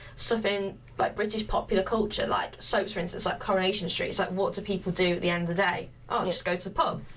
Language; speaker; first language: English; native; English